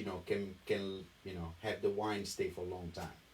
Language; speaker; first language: English; non-native, fluent; Italian